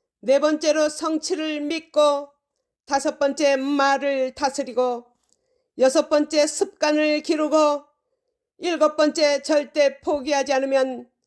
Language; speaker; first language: Korean; native; Korean